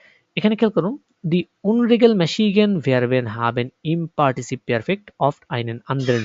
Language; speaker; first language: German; non-native, fluent; Bangla